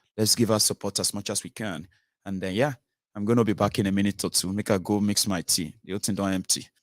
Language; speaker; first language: English; non-native, local second language; Yoruba